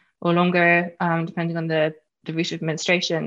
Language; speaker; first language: English; native; English